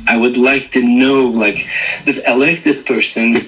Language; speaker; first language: English; non-native, learner; Turkish